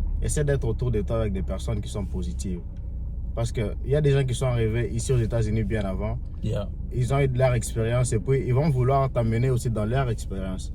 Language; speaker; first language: French; non-native, local second language; Swahili